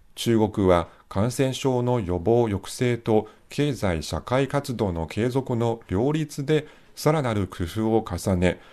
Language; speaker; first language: Japanese; non-native, fluent; Chinese